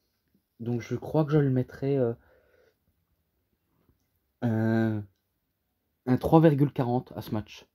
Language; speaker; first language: French; native; French